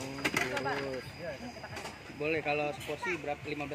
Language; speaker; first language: Indonesian; native; Indonesian